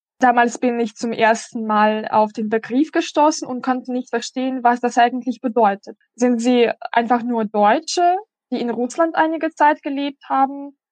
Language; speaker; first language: German; non-native, fluent; Russian